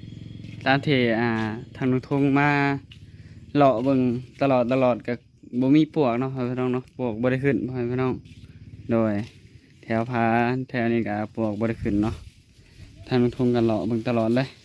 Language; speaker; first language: Thai; non-native, local second language; Lao